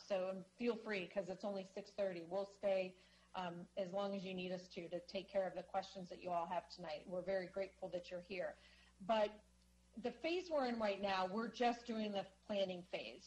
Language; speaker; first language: English; native; English